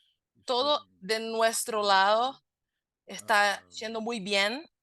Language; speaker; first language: Spanish; non-native, fluent; Portuguese